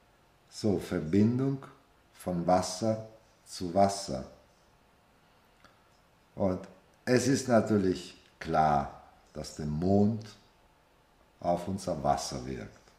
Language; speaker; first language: German; non-native, fluent; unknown